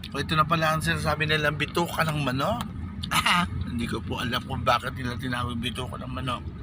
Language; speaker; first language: Filipino; native; Filipino